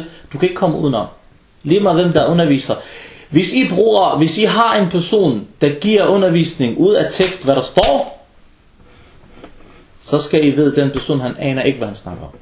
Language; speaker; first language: Danish; early bilingual, other home language; Arabic